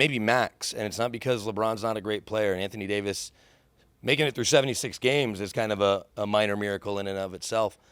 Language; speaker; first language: English; native; English